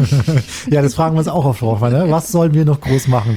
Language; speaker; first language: German; native; German